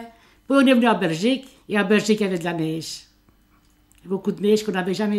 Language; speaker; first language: French; early bilingual, other home language; Italian